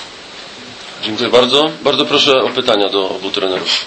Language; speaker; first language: Polish; native; Polish